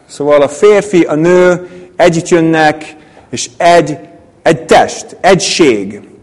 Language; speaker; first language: Hungarian; non-native, fluent; English